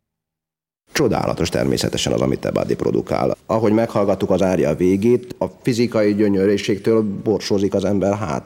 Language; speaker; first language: Hungarian; native; Hungarian